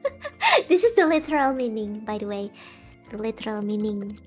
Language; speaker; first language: English; non-native, fluent; Indonesian